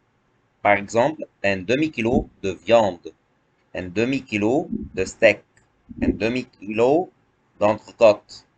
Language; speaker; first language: French; non-native, fluent; Arabic